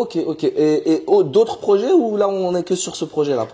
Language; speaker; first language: French; native; French